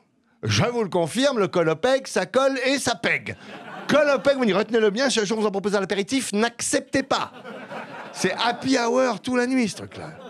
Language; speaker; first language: French; native; French